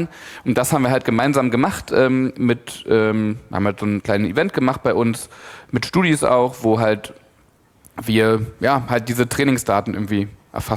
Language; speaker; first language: German; native; German